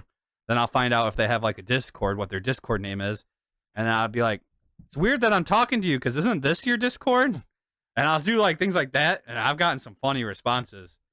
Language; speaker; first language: English; native; English